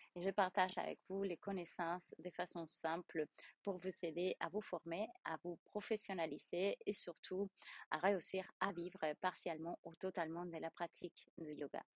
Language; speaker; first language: French; non-native, fluent; Spanish